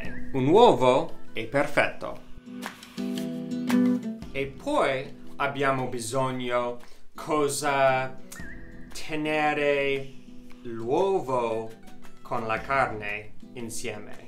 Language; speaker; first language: Italian; non-native, learner; English